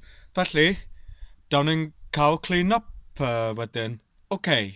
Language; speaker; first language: Welsh; non-native, learner; English